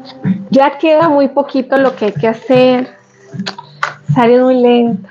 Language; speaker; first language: Spanish; native; Spanish